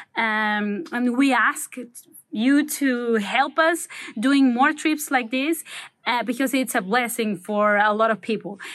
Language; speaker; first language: English; non-native, fluent; Spanish